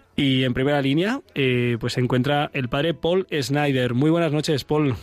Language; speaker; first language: Spanish; native; Spanish